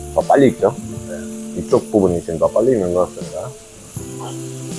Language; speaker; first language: Korean; native; Korean